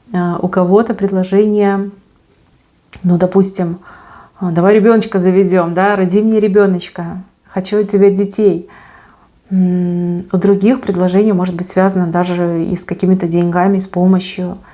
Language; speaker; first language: Russian; native; Russian